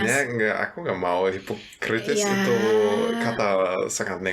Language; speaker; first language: Indonesian; non-native, fluent; German